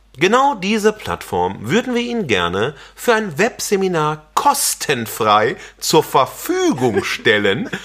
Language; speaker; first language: German; native; German